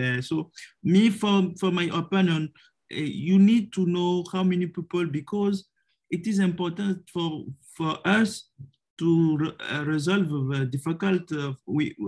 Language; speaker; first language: English; non-native, learner; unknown